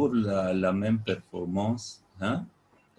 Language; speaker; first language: French; non-native, fluent; Arabic